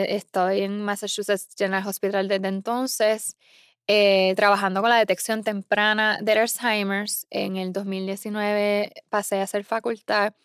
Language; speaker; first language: Spanish; native; Spanish